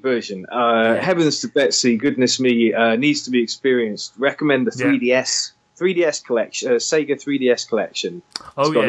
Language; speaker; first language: English; native; English